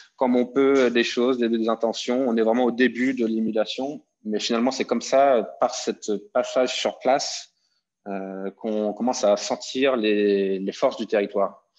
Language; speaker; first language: French; native; French